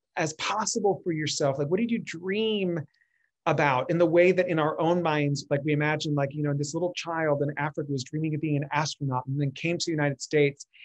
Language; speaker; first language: English; early bilingual, other home language; Spanish